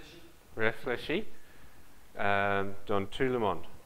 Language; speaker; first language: French; non-native, learner; English